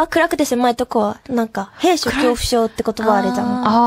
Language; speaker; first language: Japanese; native; Japanese